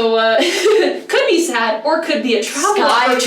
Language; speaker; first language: English; native; English